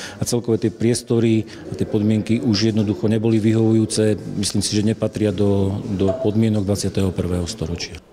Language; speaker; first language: Slovak; native; Slovak